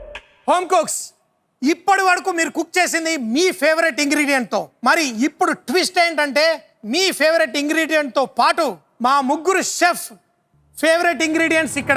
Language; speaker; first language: Telugu; native; Telugu